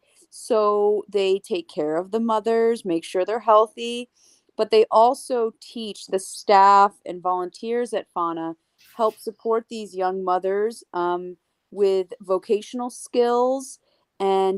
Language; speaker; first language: English; native; English